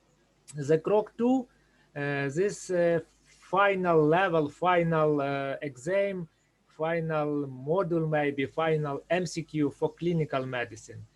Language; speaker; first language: English; non-native, learner; Ukrainian